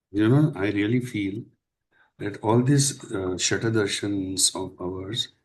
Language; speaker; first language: English; non-native, local second language; Marathi